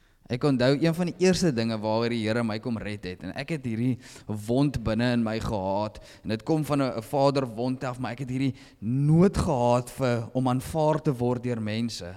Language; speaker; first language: Afrikaans; native; Afrikaans